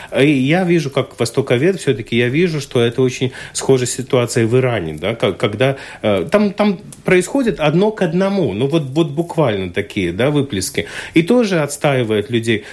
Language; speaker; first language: Russian; non-native, local second language; Latvian